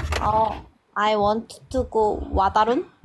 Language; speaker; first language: English; non-native, learner; Korean